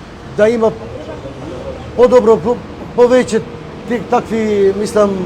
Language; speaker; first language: Macedonian; non-native, local second language; Albanian